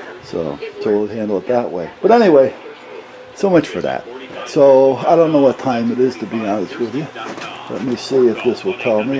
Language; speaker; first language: English; native; English